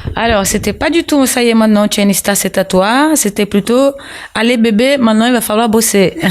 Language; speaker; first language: French; non-native, fluent; Portuguese